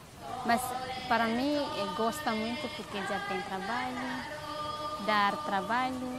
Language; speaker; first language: Portuguese; non-native, learner; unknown